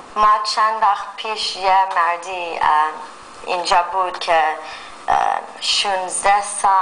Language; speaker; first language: Persian; early bilingual, heritage; Persian